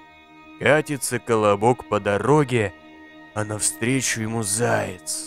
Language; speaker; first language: Russian; native; Russian